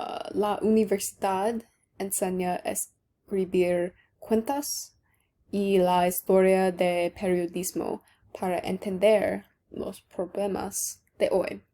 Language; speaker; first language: Spanish; non-native, learner; English